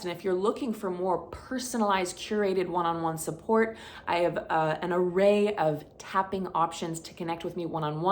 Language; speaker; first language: English; native; English